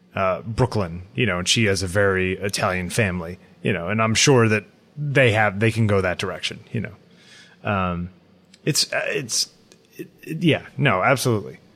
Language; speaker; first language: English; early bilingual, other home language; Ukrainian